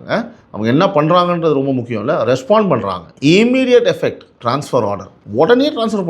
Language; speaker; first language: Tamil; native; Tamil